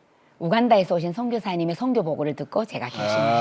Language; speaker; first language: Korean; native; Korean